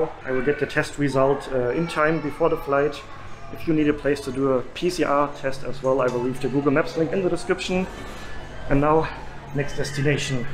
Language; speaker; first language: English; non-native, fluent; German